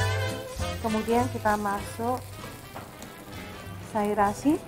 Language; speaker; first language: Indonesian; non-native, fluent; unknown